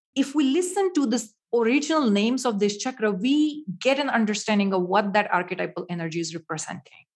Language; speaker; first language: English; non-native, local second language; Marathi